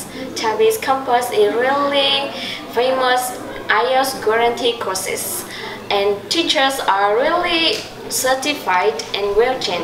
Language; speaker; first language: English; non-native, learner; Vietnamese